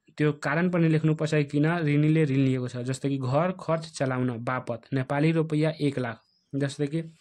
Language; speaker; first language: Nepali; non-native, local second language; Bhojpuri